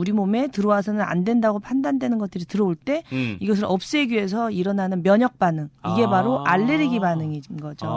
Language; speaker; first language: Korean; native; Korean